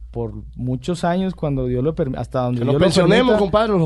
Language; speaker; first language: Spanish; native; Spanish